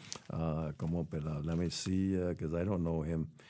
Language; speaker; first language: English; native; English